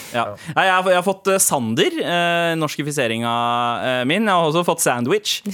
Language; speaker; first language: Norwegian; native; Norwegian